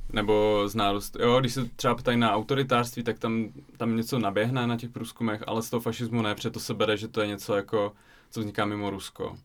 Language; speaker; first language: Czech; early bilingual, other home language; Russian